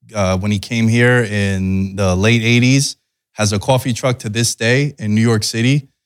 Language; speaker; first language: English; early bilingual, other home language; Greek